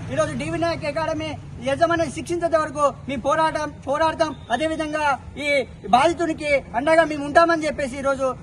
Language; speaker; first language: Telugu; native; Telugu